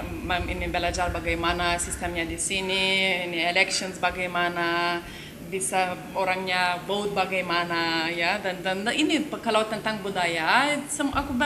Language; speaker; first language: Indonesian; non-native, learner; Lithuanian